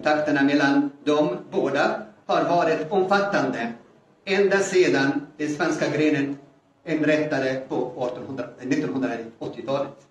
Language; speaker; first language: Swedish; non-native, fluent; Arabic